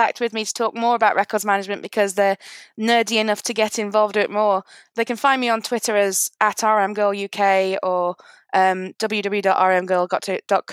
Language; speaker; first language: English; native; English